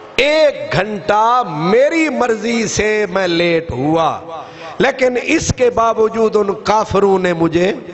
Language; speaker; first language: Urdu; non-native, local second language; Punjabi